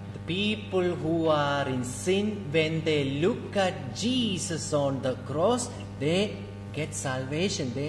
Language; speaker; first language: English; non-native, local second language; Malayalam